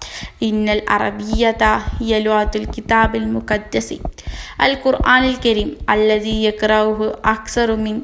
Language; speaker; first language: Arabic; non-native, learner; Malayalam